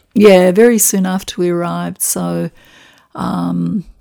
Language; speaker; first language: English; non-native, fluent; Macedonian